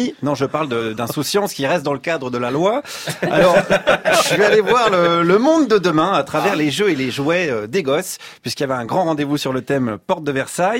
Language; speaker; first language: French; native; French